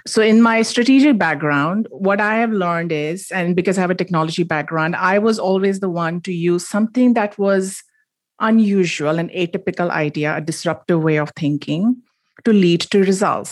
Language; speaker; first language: English; non-native, local second language; Hindi